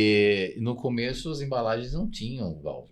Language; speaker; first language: Portuguese; native; Portuguese